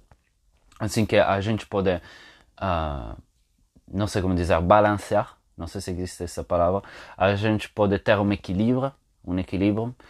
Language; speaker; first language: Portuguese; non-native, fluent; Italian